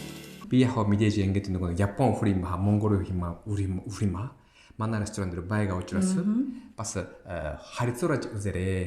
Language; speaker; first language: Mongolian; non-native, fluent; Japanese